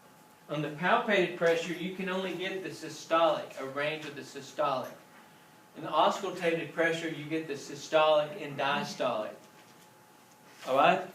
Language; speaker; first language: English; native; English